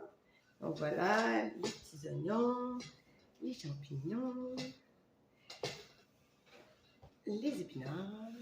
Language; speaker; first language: French; native; French